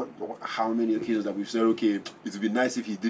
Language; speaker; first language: English; non-native, local second language; Yoruba